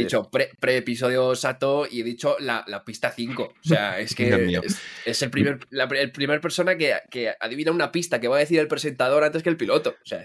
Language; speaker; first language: Spanish; native; Spanish